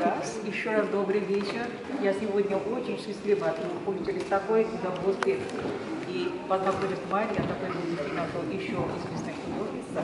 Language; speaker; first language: Russian; non-native, learner; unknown